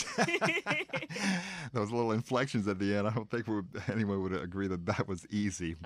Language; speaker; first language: English; native; English